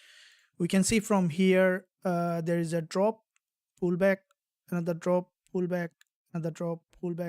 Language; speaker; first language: English; non-native, fluent; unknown